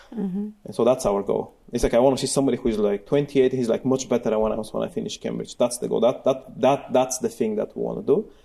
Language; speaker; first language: English; non-native, fluent; Bulgarian